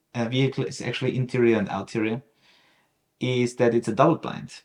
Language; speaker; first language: English; non-native, fluent; German